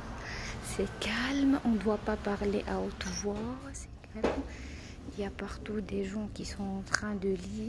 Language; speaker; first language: French; non-native, fluent; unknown